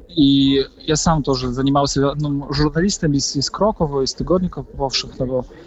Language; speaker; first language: Russian; non-native, fluent; Polish